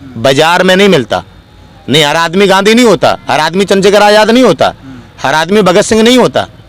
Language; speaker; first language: Hindi; native; Hindi